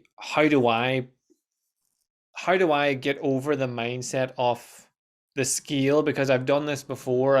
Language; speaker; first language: English; native; English